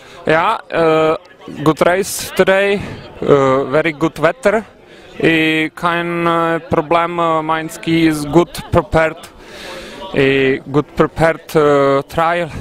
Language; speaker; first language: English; non-native, learner; Czech